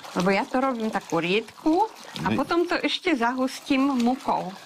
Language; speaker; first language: Slovak; non-native, local second language; Rusyn